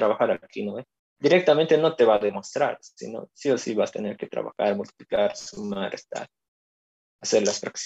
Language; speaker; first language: Spanish; native; Spanish